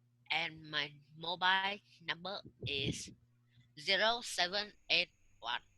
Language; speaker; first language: English; non-native, learner; Vietnamese